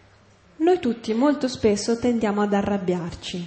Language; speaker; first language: Italian; native; Italian